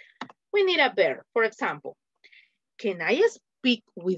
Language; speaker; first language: English; non-native, fluent; Spanish